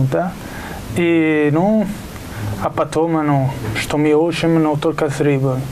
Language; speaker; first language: Russian; non-native, learner; Italian